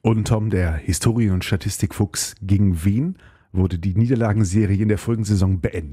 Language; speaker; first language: German; native; German